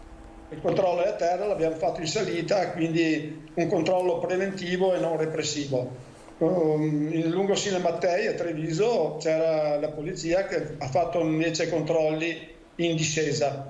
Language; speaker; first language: Italian; native; Italian